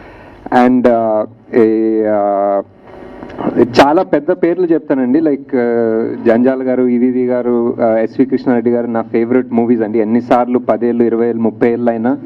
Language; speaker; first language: Telugu; native; Telugu